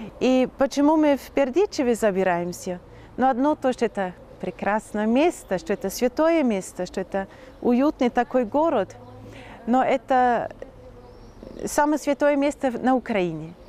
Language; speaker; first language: Russian; non-native, fluent; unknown